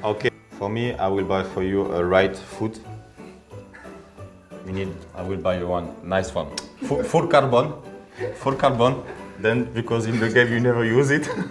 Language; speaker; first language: English; non-native, fluent; French